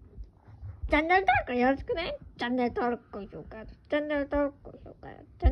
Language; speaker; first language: Japanese; native; Japanese